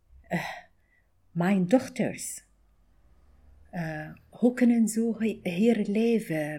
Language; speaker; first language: Dutch; non-native, learner; Arabic